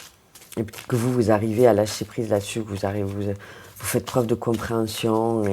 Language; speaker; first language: French; native; French